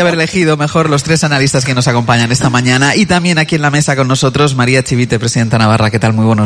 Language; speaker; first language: Spanish; native; Spanish